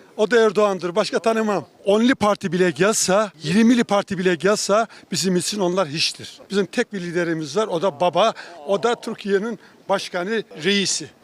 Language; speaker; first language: Turkish; native; Turkish